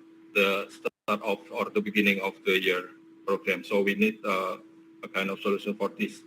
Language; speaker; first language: English; non-native, learner; Indonesian